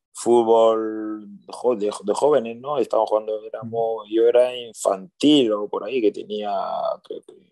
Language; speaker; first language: Spanish; early bilingual, other home language; French